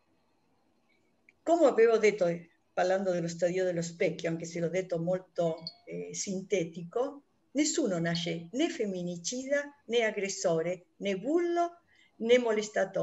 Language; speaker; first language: Italian; non-native, fluent; Spanish